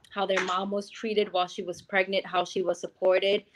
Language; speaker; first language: English; native; English